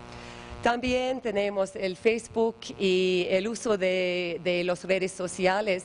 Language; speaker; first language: Spanish; non-native, learner; English